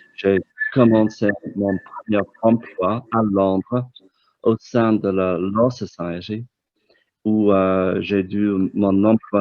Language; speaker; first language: French; non-native, fluent; English